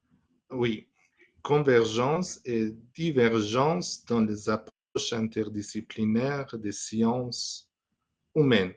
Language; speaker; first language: French; non-native, fluent; Persian